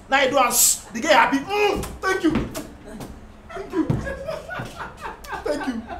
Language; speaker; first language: Nigerian Pidgin; non-native, local second language; Hausa